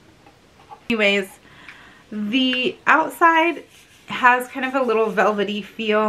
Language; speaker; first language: English; native; English